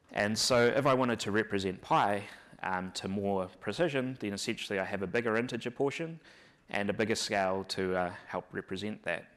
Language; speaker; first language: English; native; English